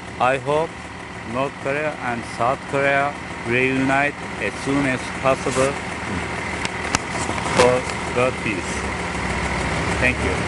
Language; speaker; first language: English; non-native, learner; Korean